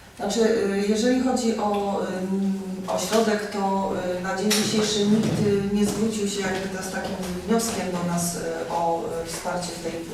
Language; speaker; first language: Polish; native; Polish